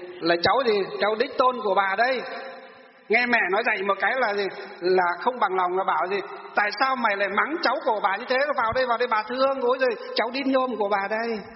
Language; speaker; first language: Vietnamese; native; Vietnamese